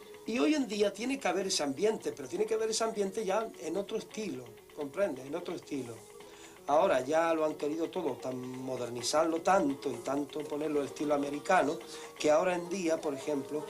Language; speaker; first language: Spanish; native; Spanish